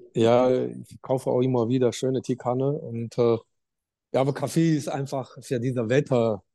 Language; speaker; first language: German; non-native, learner; Chinese